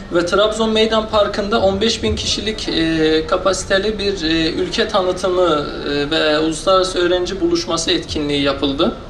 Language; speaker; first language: Turkish; non-native, fluent; Persian